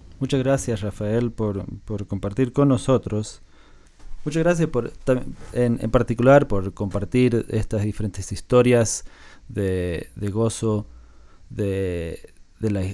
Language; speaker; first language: Spanish; non-native, fluent; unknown